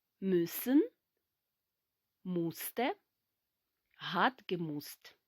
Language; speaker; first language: German; non-native, fluent; Ukrainian